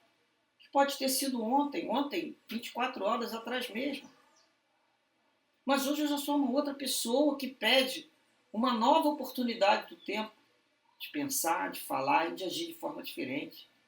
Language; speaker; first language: Portuguese; native; Portuguese